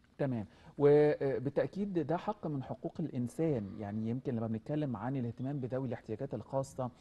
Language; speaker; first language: Arabic; native; Arabic